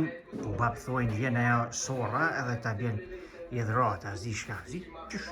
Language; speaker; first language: Albanian; native; Albanian